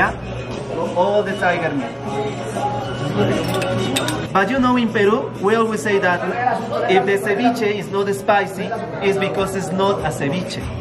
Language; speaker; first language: English; non-native, fluent; Spanish